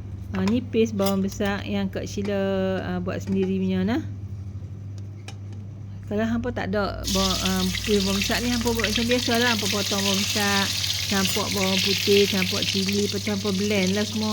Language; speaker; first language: Malay; native; Malay